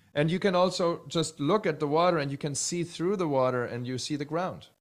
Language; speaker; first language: English; early bilingual, other home language; Czech